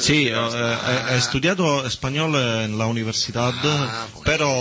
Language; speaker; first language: Spanish; non-native, learner; Italian